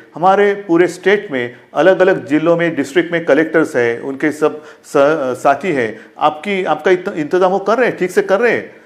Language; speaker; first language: Hindi; non-native, local second language; Marathi